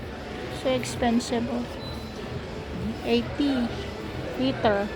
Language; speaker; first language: English; non-native, learner; Filipino